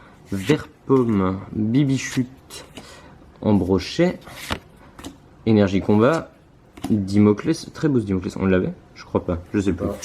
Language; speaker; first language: French; native; French